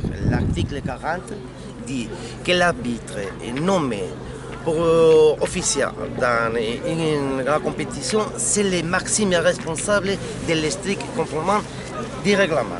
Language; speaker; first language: French; non-native, learner; Spanish